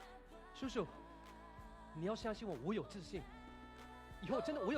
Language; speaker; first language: Chinese; non-native, fluent; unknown